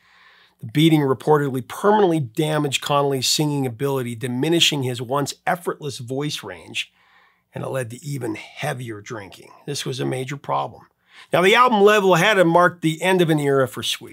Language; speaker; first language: English; native; English